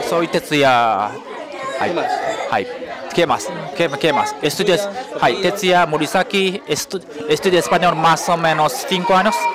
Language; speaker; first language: Spanish; non-native, learner; Japanese